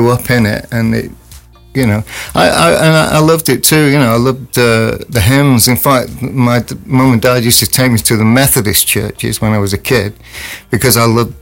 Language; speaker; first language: English; native; English